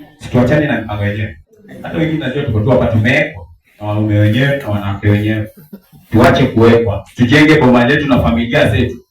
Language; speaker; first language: Swahili; non-native, local second language; Luo (Kenya and Tanzania)